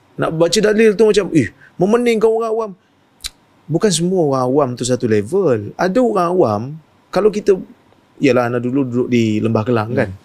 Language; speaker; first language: Malay; native; Malay